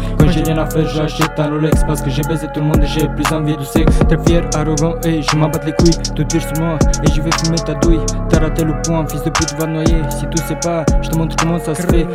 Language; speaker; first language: French; non-native, learner; Romanian